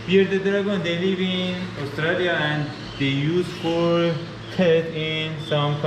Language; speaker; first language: English; non-native, learner; Persian